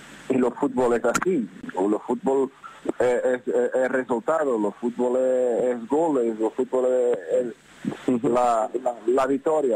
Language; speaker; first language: Spanish; non-native, learner; Portuguese